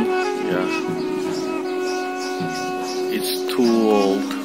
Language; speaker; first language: English; non-native, learner; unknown